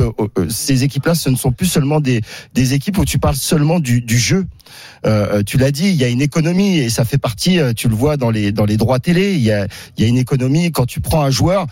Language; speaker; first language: French; native; French